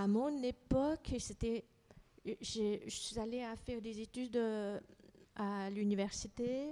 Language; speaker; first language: French; non-native, fluent; Chinese